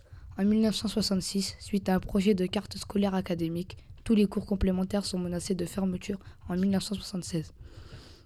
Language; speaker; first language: French; native; French